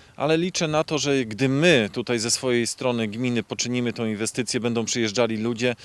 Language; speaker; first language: Polish; native; Polish